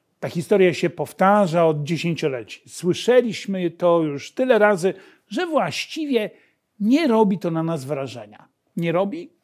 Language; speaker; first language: Polish; native; Polish